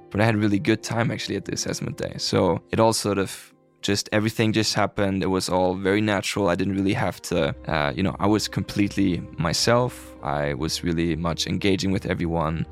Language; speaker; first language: English; non-native, fluent; German